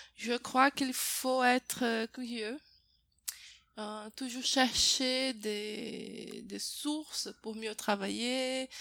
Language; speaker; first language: French; non-native, fluent; Portuguese